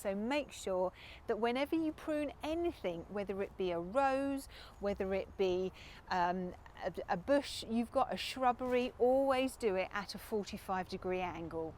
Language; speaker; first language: English; native; English